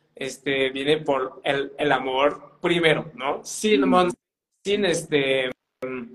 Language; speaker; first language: Spanish; non-native, fluent; French